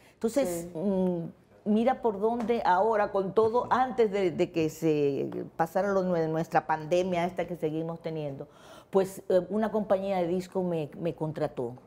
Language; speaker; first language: Spanish; native; Spanish